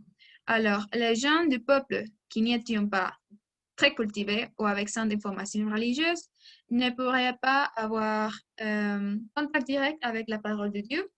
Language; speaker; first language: French; non-native, learner; Spanish